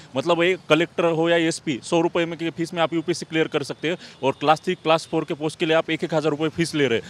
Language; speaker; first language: Hindi; non-native, local second language; Marathi